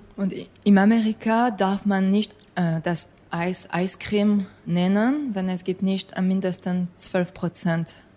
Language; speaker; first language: German; non-native, fluent; English